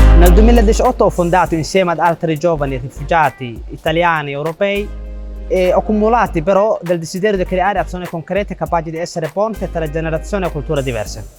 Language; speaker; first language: Italian; non-native, fluent; Somali